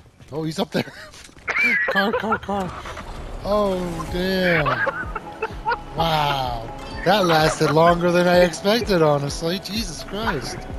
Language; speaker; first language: English; early bilingual, other home language; Spanish